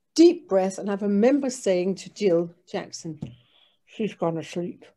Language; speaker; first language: English; non-native, fluent; Danish